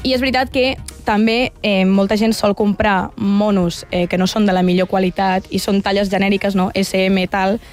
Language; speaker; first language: Catalan; native; Catalan